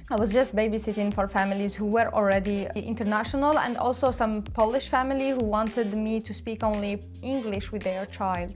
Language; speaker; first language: English; non-native, local second language; Arabic